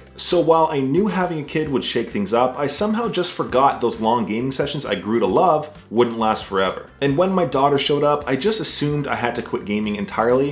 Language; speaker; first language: English; native; English